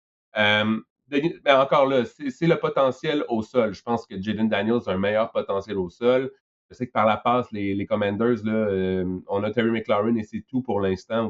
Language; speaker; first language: French; native; French